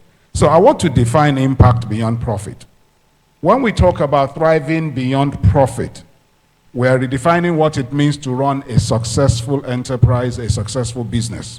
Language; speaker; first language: English; non-native, local second language; Yoruba